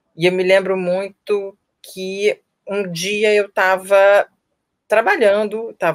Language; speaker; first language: Portuguese; native; Portuguese